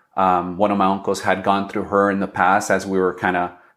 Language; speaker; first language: English; early bilingual, other home language; Spanish